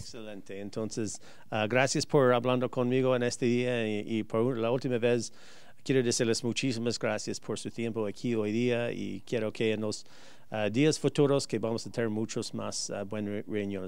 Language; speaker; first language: Spanish; early bilingual, heritage; Spanish